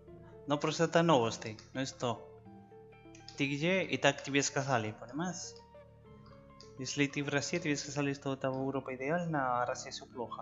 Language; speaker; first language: Russian; non-native, learner; Spanish